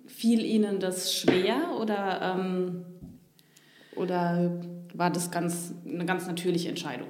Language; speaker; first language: German; native; German